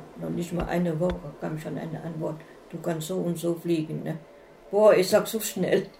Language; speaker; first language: German; non-native, fluent; Filipino